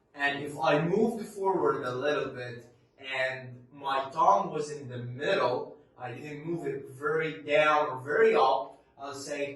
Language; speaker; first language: English; non-native, fluent; Arabic